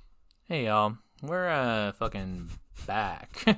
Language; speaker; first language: English; native; English